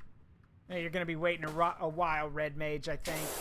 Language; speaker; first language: English; native; English